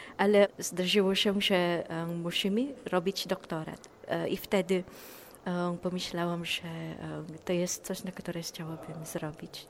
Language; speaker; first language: Polish; non-native, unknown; Filipino